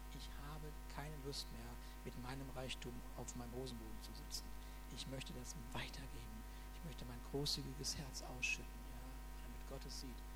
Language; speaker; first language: German; native; German